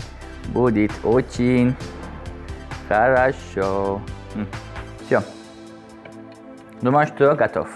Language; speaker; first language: Russian; non-native, learner; Azerbaijani